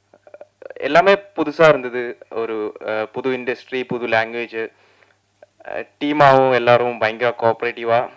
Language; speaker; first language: Tamil; non-native, fluent; Malayalam